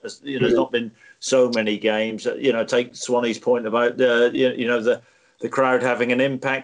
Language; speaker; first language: English; native; English